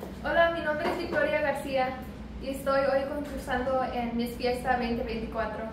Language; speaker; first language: Spanish; early bilingual, heritage; Spanish